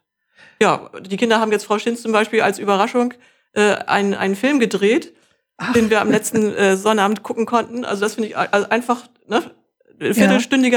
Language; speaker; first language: German; native; German